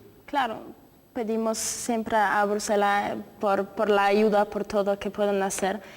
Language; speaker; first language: Spanish; non-native, fluent; Polish